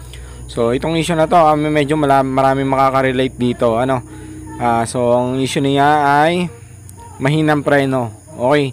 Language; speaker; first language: Filipino; native; Filipino